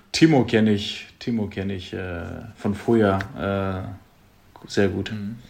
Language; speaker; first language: German; non-native, fluent; Greek